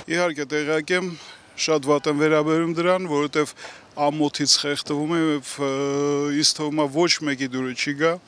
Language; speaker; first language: Armenian; native; Armenian